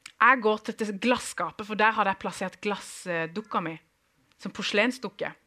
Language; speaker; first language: Norwegian; early bilingual, other home language; Kurdish